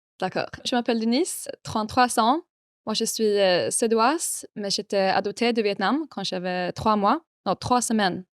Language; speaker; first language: French; non-native, fluent; Swedish